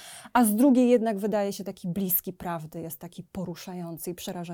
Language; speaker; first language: Polish; native; Polish